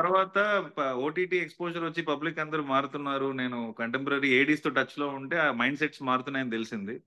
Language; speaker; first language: Telugu; native; Telugu